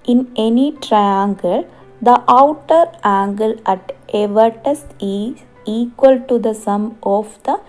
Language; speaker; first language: English; non-native, local second language; Malayalam